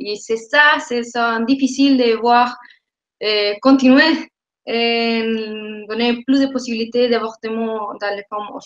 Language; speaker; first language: French; non-native, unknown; Spanish